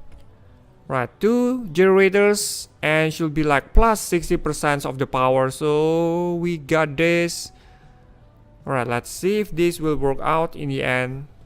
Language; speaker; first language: English; non-native, fluent; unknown